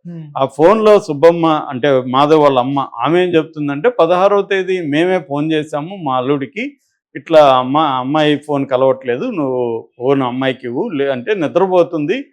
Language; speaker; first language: Telugu; native; Telugu